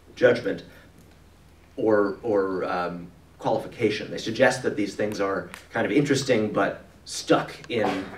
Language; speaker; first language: English; native; English